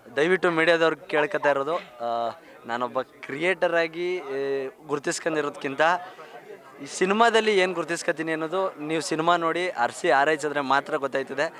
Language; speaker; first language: Kannada; native; Kannada